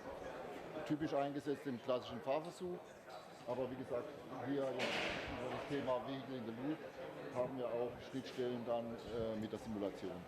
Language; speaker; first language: German; native; German